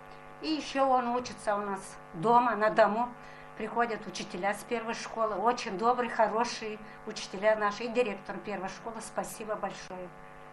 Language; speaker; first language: Russian; non-native, local second language; Gagauz